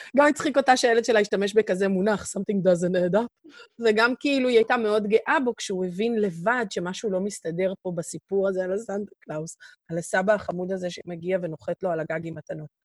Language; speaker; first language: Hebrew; native; Hebrew